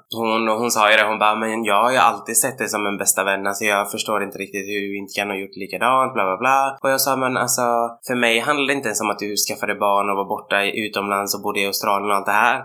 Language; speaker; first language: Swedish; native; Swedish